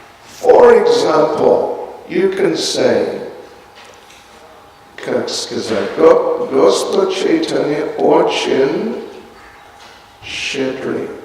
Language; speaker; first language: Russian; non-native, learner; English